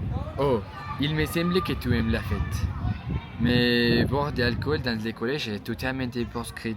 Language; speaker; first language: French; non-native, learner; Spanish